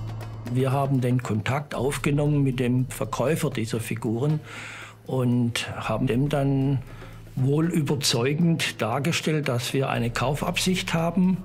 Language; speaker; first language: German; native; German